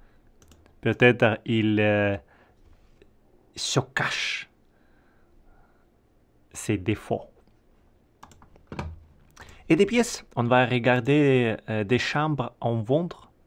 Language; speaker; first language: French; non-native, learner; Russian